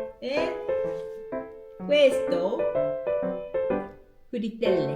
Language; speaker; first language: Italian; non-native, learner; Japanese